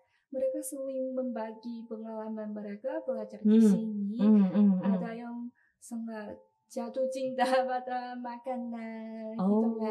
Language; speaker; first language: Indonesian; non-native, learner; Chinese